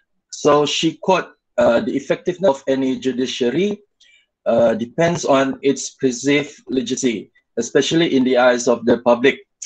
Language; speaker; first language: English; non-native, local second language; Malay